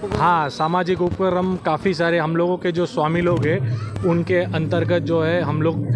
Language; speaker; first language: Hindi; non-native, local second language; Gujarati